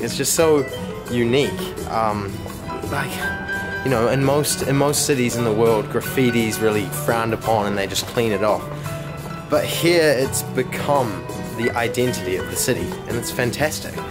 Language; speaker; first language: English; native; English